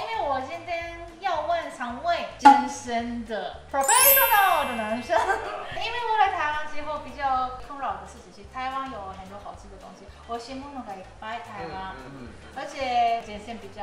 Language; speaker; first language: Chinese; non-native, learner; Japanese